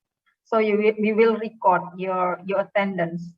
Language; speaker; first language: English; non-native, fluent; Indonesian